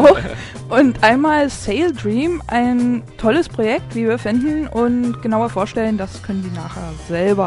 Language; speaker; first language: German; native; German